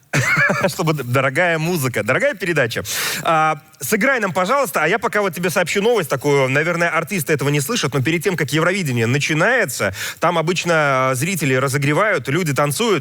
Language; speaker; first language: Russian; native; Russian